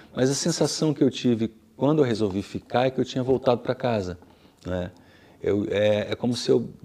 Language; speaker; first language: Portuguese; native; Portuguese